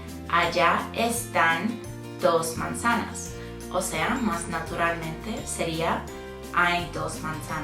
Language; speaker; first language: Spanish; non-native, fluent; English